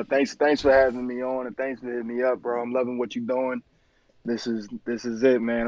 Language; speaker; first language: English; native; English